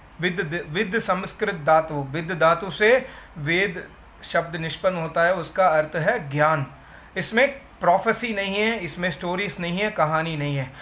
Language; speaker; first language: Hindi; non-native, local second language; Tamil